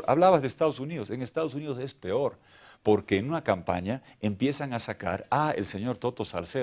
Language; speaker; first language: Spanish; native; Spanish